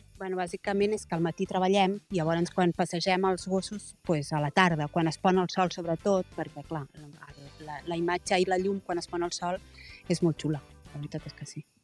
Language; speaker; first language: Catalan; native; Catalan